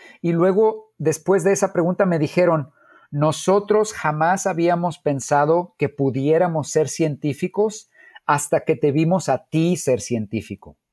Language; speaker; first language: Spanish; native; Spanish